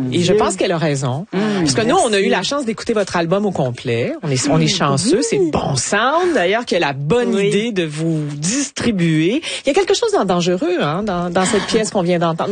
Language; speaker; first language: French; native; French